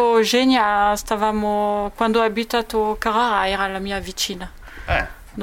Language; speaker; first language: Italian; non-native, learner; French